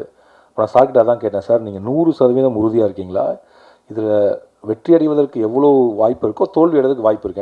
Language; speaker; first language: Tamil; native; Tamil